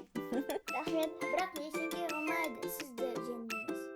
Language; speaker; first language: Kazakh; non-native, local second language; Russian